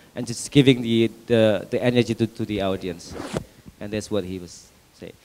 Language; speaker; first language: English; non-native, fluent; Indonesian